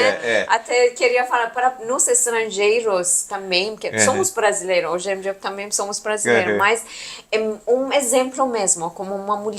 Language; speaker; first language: Portuguese; non-native, learner; Persian